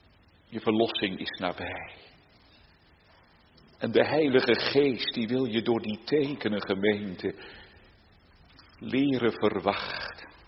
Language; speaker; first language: Dutch; native; Dutch